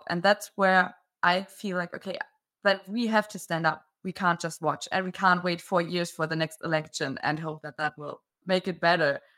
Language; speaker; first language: English; non-native, fluent; German